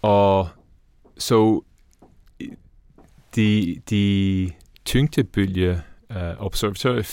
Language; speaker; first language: Danish; non-native, fluent; English